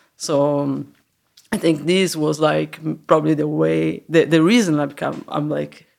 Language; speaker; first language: English; non-native, learner; Portuguese